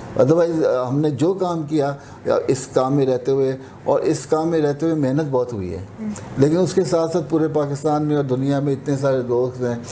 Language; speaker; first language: Urdu; native; Urdu